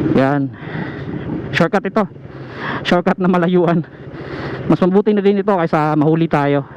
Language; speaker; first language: Filipino; non-native, local second language; Cebuano